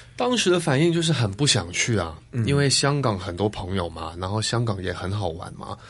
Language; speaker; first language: Chinese; non-native, fluent; Cantonese